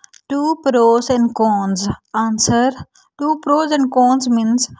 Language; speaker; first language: English; non-native, local second language; Urdu